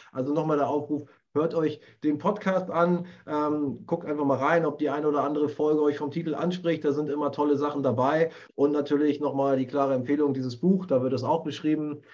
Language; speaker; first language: German; native; German